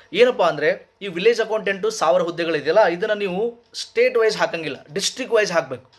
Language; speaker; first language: Kannada; native; Kannada